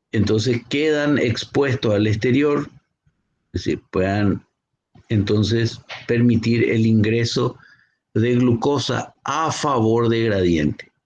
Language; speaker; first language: Spanish; native; Spanish